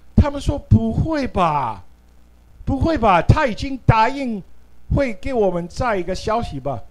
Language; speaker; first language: Chinese; non-native, fluent; English